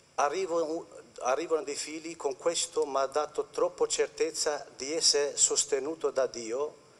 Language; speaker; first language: Italian; non-native, fluent; Albanian